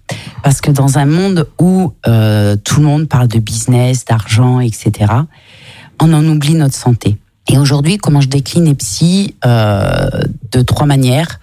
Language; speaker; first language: French; native; French